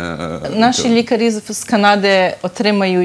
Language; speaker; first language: Ukrainian; early bilingual, heritage; Ukrainian